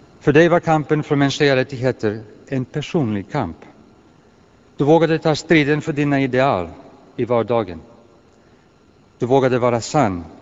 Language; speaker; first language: Swedish; non-native, fluent; Greek